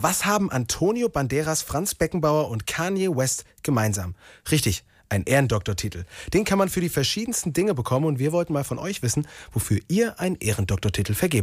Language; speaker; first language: German; native; German